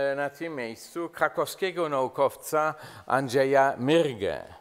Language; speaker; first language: Polish; non-native, fluent; German